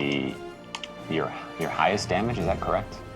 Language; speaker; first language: English; native; English